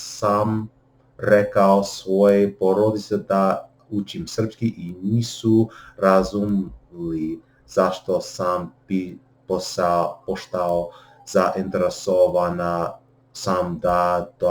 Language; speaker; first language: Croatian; non-native, learner; English